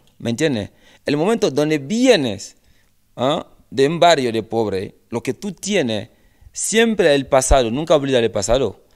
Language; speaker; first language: Spanish; non-native, learner; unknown